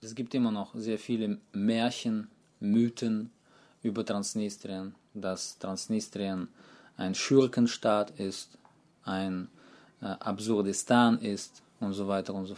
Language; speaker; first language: German; non-native, fluent; Russian